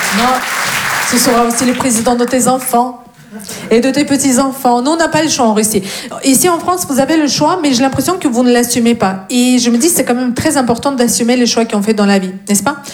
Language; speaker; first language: French; non-native, fluent; Russian